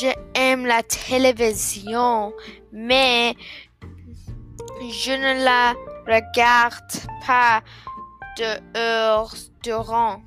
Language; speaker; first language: French; non-native, learner; English